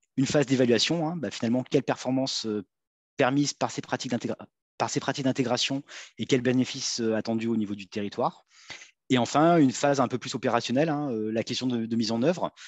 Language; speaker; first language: French; native; French